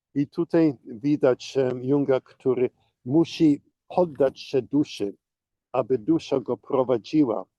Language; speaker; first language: Polish; early bilingual, heritage; Polish